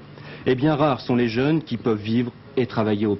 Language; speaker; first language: French; native; French